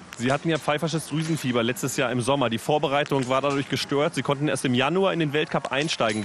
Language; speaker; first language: German; native; German